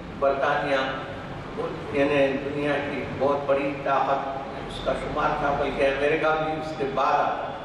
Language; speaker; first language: Urdu; native; Urdu